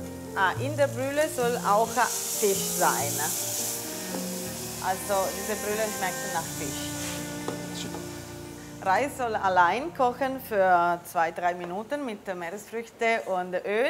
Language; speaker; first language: German; non-native, learner; Italian